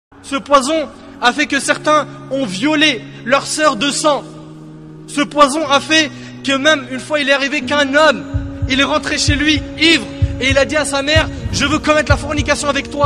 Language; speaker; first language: French; native; French